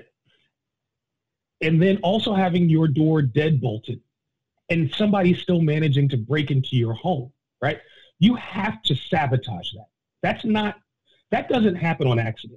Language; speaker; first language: English; native; English